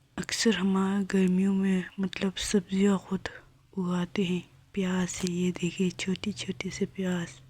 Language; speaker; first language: Urdu; non-native, local second language; Shina